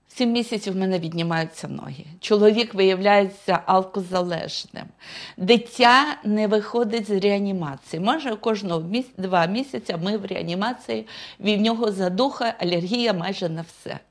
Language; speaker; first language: Ukrainian; non-native, fluent; Russian